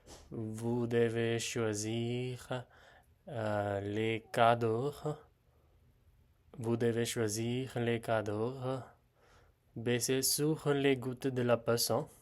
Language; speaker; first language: French; non-native, learner; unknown